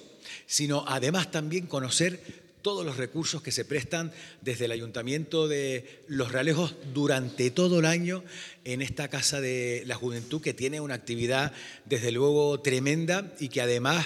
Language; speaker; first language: Spanish; native; Spanish